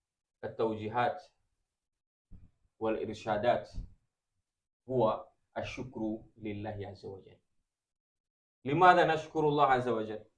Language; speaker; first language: Arabic; non-native, fluent; Indonesian